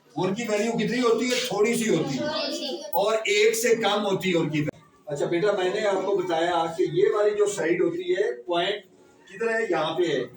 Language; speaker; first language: Urdu; non-native, local second language; Punjabi